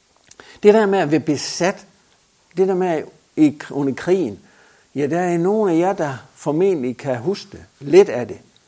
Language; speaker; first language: Danish; native; Danish